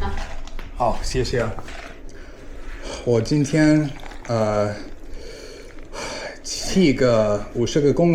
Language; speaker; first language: Chinese; non-native, learner; English